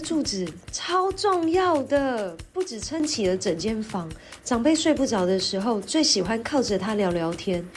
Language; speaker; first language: Chinese; native; Chinese